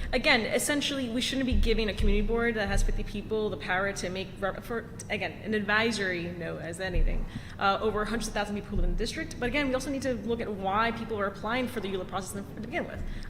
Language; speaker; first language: English; early bilingual, other home language; Italian